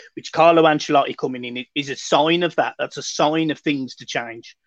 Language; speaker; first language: English; native; English